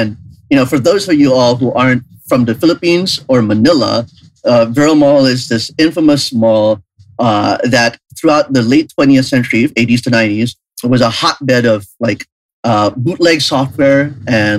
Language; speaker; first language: English; non-native, local second language; Filipino